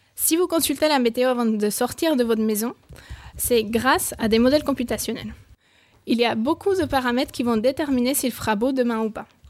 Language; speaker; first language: French; non-native, fluent; Spanish